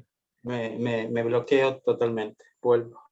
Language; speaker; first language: Spanish; native; Spanish